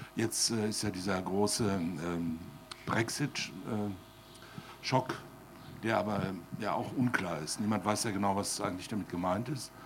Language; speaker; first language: German; native; German